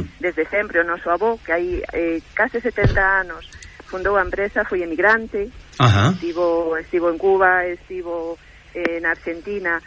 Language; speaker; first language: Galician; native; Galician